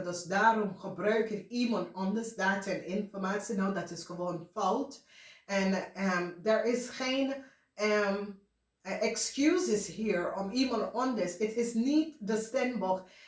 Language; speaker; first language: Dutch; non-native, fluent; English